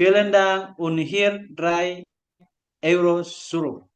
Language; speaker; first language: German; non-native, learner; Indonesian